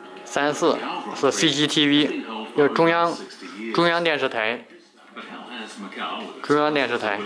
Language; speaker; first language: Chinese; native; Chinese